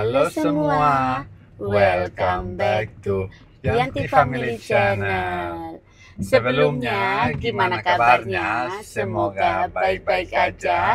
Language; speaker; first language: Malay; non-native, learner; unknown